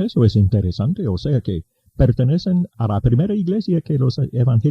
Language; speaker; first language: Spanish; native; Spanish